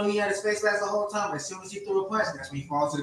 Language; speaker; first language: English; native; English